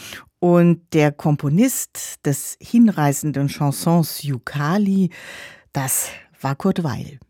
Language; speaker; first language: German; native; German